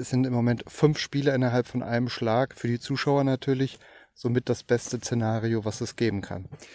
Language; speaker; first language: German; native; German